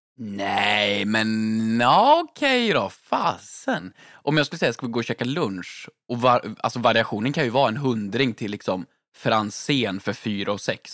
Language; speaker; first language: Swedish; native; Swedish